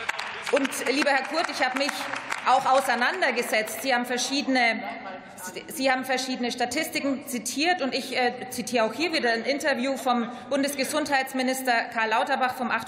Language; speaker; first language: German; native; German